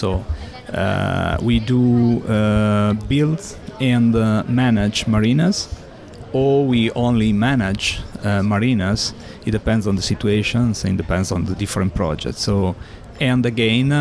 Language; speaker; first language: English; non-native, fluent; Italian